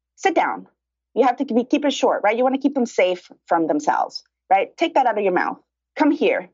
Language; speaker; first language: English; early bilingual, other home language; Spanish